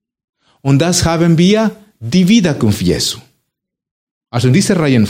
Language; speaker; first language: German; non-native, fluent; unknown